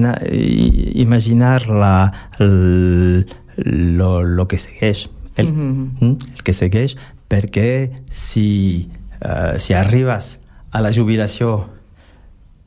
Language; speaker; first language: Catalan; non-native, learner; French